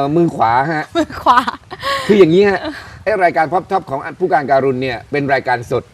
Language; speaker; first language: Thai; native; Thai